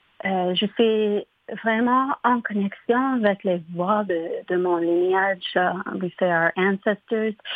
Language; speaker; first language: French; non-native, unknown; English